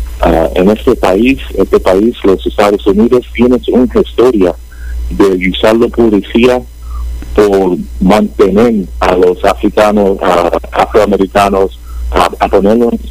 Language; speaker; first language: Spanish; early bilingual, heritage; Spanish